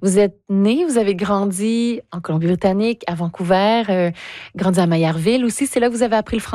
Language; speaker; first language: French; native; French